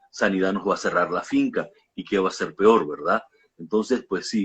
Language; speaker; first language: Spanish; native; Spanish